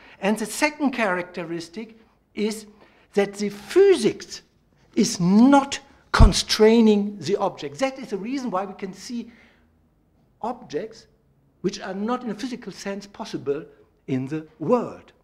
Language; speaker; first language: English; non-native, fluent; German